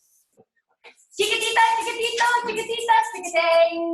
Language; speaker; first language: Spanish; non-native, learner; English